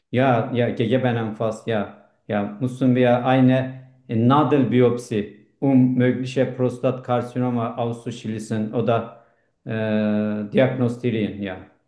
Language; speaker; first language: German; non-native, learner; Turkish